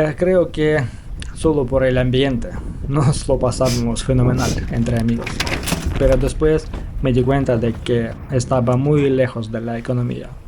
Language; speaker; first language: Spanish; non-native, fluent; Ukrainian